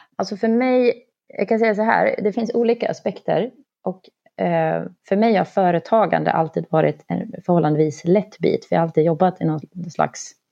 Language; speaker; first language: Swedish; native; Swedish